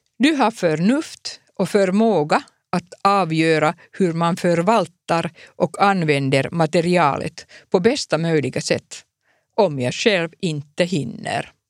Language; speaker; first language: Swedish; non-native, local second language; Finnish